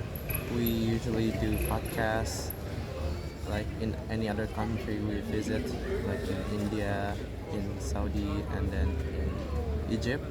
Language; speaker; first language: English; non-native, fluent; Indonesian